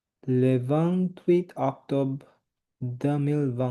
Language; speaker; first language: French; non-native, learner; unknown